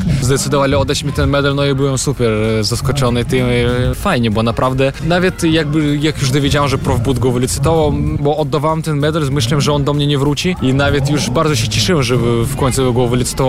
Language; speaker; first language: Polish; non-native, learner; Russian